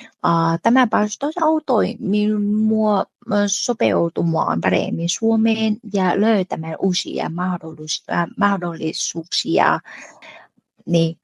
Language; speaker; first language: Finnish; non-native, fluent; Vietnamese